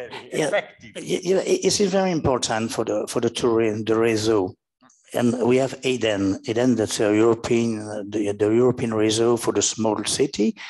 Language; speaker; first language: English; non-native, learner; French